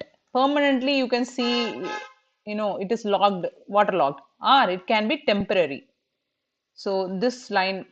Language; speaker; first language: English; non-native, local second language; Tamil